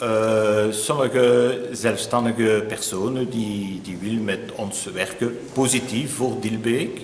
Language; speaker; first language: Dutch; non-native, local second language; French